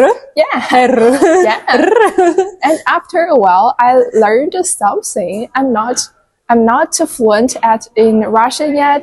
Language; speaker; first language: English; non-native, fluent; Chinese